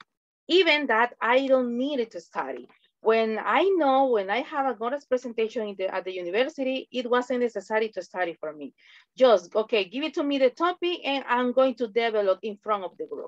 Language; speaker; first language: English; non-native, fluent; Spanish